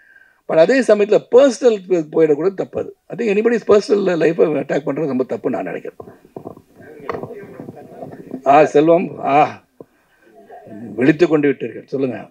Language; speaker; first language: Tamil; native; Tamil